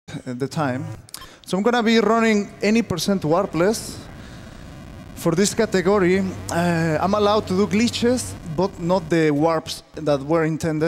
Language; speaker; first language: English; non-native, fluent; Spanish